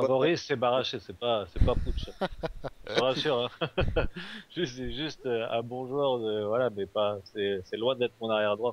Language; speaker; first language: French; native; French